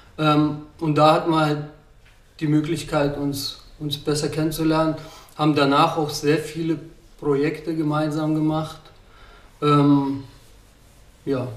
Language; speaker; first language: German; early bilingual, other home language; Russian